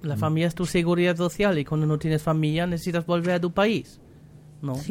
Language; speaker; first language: Spanish; non-native, fluent; German